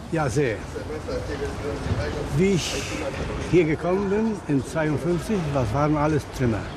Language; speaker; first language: German; non-native, fluent; Polish